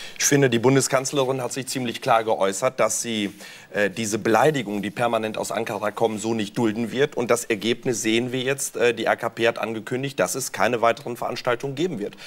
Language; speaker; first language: German; early bilingual, other home language; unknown